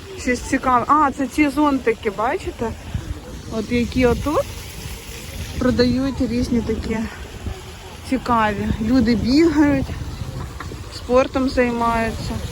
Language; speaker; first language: Ukrainian; non-native, local second language; Russian